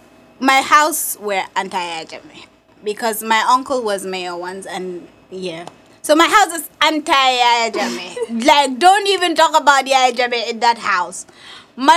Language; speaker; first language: English; non-native, local second language; Wolof